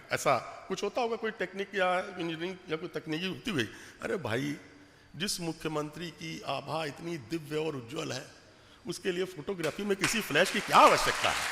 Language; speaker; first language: Hindi; native; Hindi